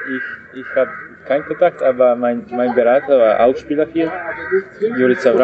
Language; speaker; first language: German; non-native, learner; Croatian